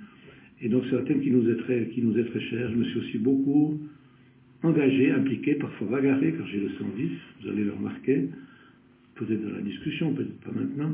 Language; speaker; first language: French; native; French